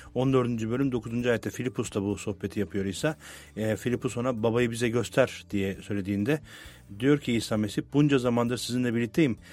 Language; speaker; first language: Turkish; native; Turkish